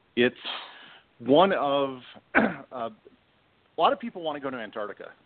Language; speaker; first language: English; native; English